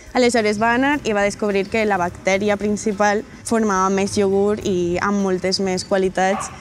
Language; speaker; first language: Catalan; non-native, fluent; Bulgarian